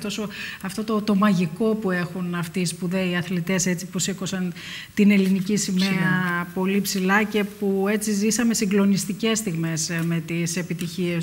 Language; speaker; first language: Greek; native; Greek